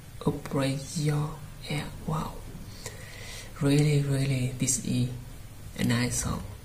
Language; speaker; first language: English; non-native, learner; Vietnamese